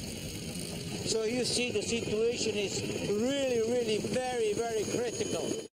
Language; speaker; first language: English; non-native, fluent; German